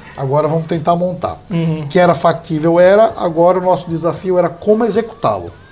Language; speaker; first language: Portuguese; early bilingual, heritage; English